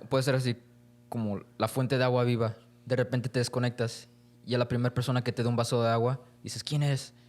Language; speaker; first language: Spanish; early bilingual, heritage; Spanish